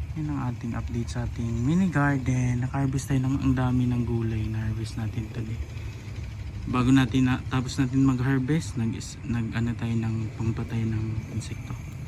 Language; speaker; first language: Filipino; native; Filipino